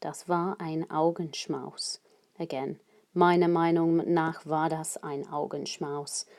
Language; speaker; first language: German; non-native, fluent; English